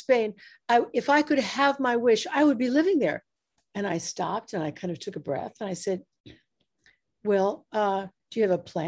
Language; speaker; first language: English; native; English